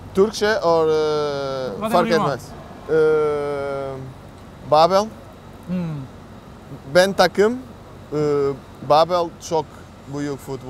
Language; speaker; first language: Turkish; non-native, learner; Portuguese